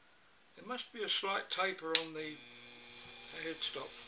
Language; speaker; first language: English; native; English